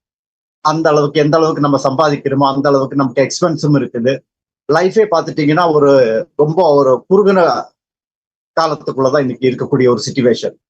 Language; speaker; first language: Tamil; native; Tamil